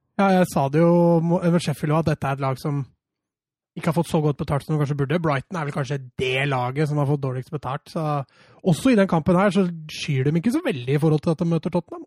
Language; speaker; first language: Norwegian; native; Norwegian